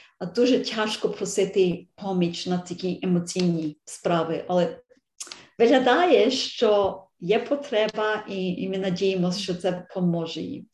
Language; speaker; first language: Ukrainian; early bilingual, heritage; Ukrainian